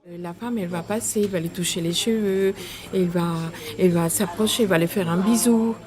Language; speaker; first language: French; non-native, fluent; Spanish